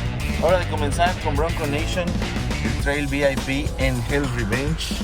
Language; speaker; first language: Spanish; native; Spanish